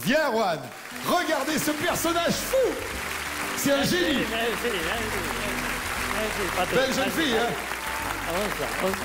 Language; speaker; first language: French; native; French